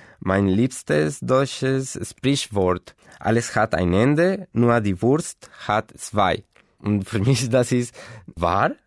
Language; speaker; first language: German; non-native, fluent; Spanish